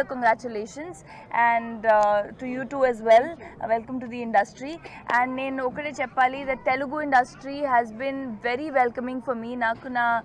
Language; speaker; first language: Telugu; non-native, fluent; Punjabi